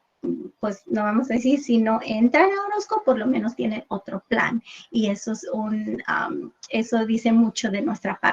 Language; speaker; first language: Spanish; early bilingual, heritage; English